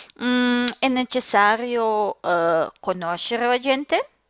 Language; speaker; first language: Italian; non-native, fluent; Serbian